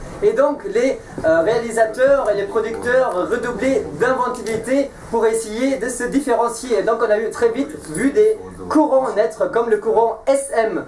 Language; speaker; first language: French; native; French